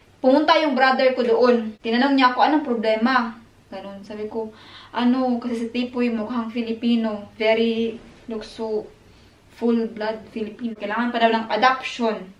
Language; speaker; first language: Filipino; non-native, local second language; Cebuano